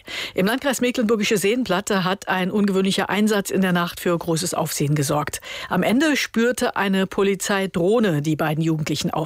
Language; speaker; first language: German; native; German